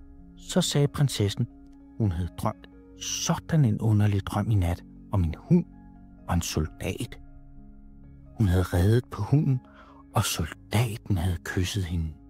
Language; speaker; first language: Danish; native; Danish